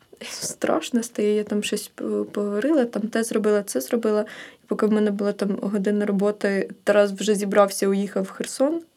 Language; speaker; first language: Ukrainian; native; Ukrainian